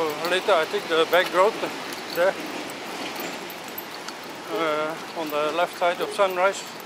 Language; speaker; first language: English; non-native, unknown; Dutch